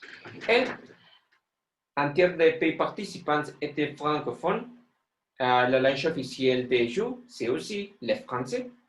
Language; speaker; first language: French; non-native, learner; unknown